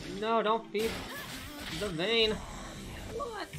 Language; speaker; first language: English; native; English